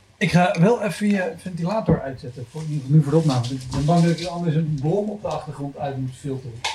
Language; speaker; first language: Dutch; native; Dutch